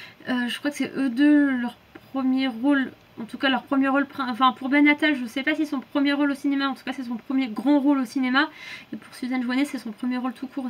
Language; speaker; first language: French; native; French